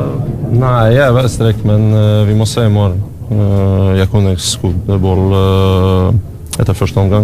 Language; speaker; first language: Norwegian; non-native, learner; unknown